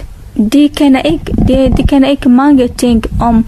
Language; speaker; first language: Danish; non-native, learner; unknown